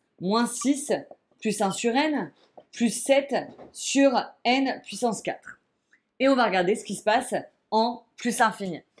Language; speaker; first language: French; native; French